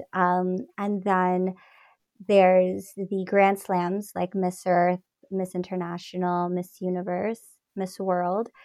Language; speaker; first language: English; native; English